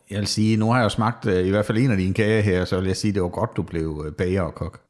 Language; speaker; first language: Danish; native; Danish